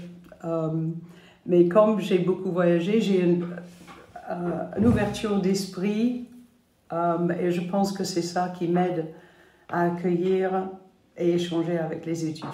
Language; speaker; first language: French; non-native, fluent; English